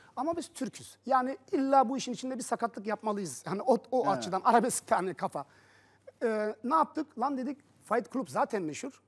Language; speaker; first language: Turkish; early bilingual, heritage; Turkish